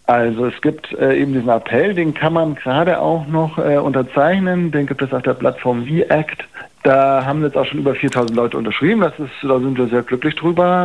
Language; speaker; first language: German; native; German